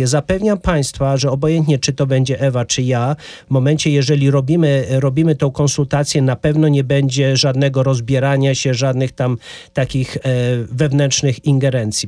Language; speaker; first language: Polish; native; Polish